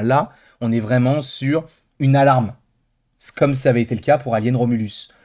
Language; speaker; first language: French; native; French